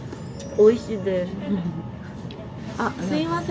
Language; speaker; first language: Japanese; non-native, learner; Korean